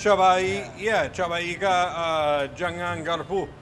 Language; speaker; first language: Indonesian; non-native, learner; English